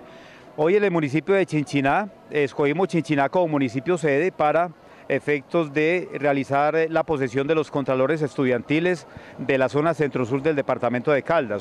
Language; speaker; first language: Spanish; native; Spanish